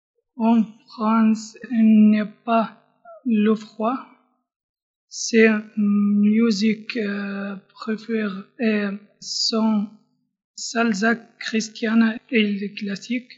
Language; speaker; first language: French; non-native, learner; Spanish